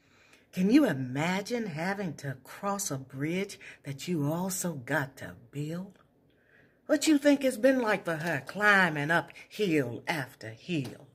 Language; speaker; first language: English; native; English